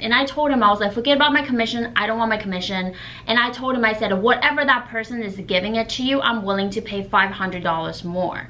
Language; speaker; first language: English; non-native, fluent; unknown